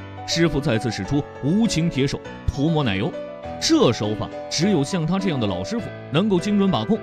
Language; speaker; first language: Chinese; native; Chinese